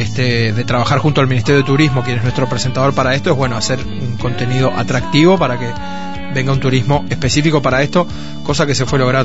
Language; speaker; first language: Spanish; native; Spanish